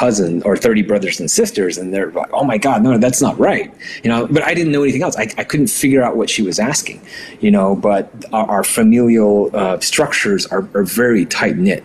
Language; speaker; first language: English; early bilingual, other home language; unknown